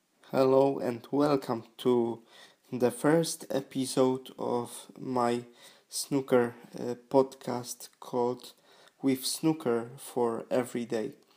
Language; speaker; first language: English; non-native, learner; Polish